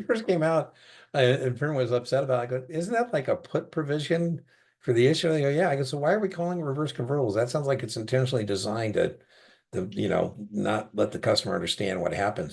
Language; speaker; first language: English; native; English